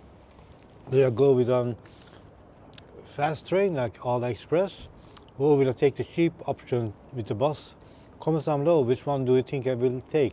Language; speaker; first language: English; non-native, fluent; Swedish